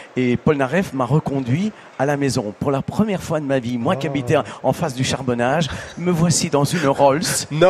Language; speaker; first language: French; early bilingual, other home language; Italian